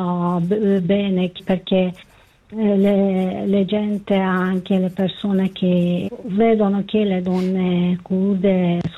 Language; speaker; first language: Italian; non-native, learner; Kurdish